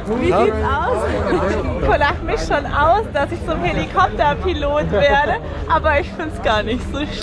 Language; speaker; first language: German; native; German